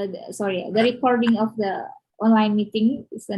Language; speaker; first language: English; non-native, fluent; Indonesian